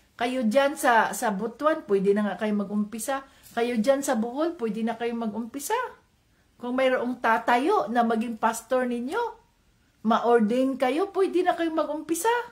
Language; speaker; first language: Filipino; non-native, local second language; Cebuano